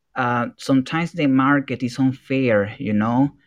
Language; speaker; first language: English; non-native, fluent; Spanish